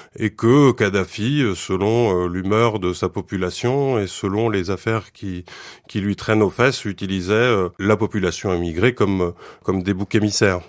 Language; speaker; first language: French; native; French